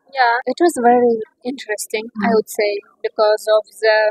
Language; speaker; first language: English; non-native, learner; Kazakh